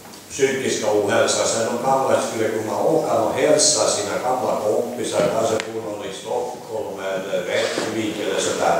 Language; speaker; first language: Swedish; non-native, learner; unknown